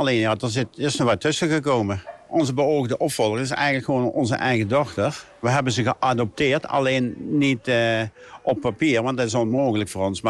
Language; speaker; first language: Dutch; native; Dutch